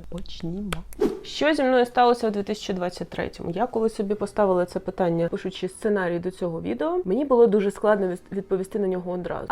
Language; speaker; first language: Ukrainian; non-native, local second language; Russian